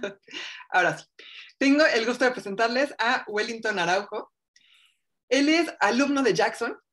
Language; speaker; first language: Spanish; native; Spanish